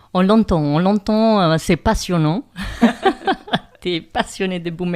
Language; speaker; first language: French; non-native, fluent; Spanish